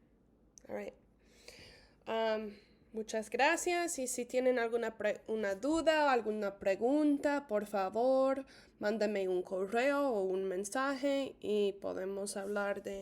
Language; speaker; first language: Spanish; non-native, fluent; English